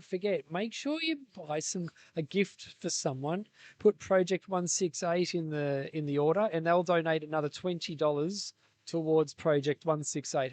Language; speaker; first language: English; native; English